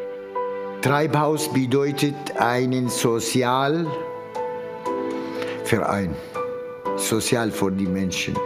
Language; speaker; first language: German; non-native, learner; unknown